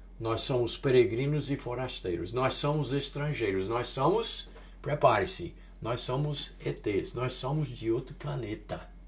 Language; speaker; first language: Portuguese; early bilingual, other home language; English